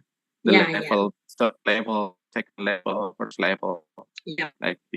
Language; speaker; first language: English; non-native, learner; Indonesian